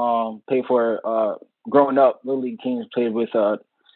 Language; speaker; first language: English; native; English